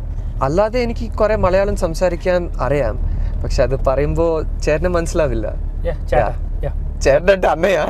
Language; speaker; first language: Malayalam; non-native, fluent; Telugu